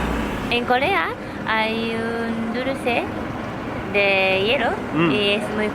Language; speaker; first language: Spanish; non-native, fluent; Japanese